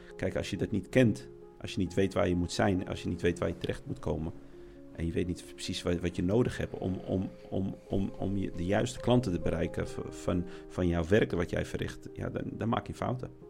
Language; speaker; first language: Dutch; native; Dutch